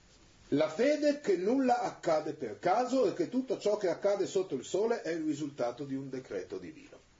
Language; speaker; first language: Italian; native; Italian